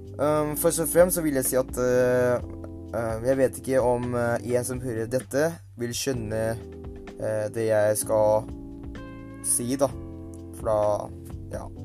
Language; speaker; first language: Norwegian; non-native, learner; Thai